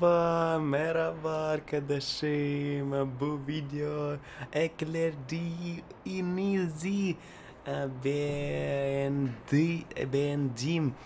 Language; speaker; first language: Turkish; non-native, learner; Russian